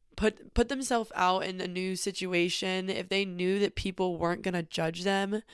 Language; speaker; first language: English; native; English